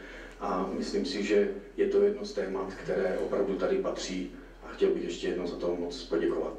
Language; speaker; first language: Czech; native; Czech